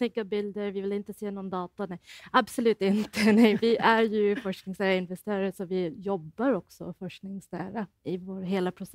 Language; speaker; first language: Swedish; non-native, fluent; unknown